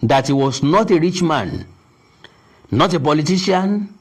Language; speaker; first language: English; non-native, local second language; Yoruba